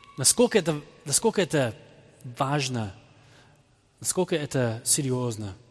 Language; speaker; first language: Russian; non-native, fluent; English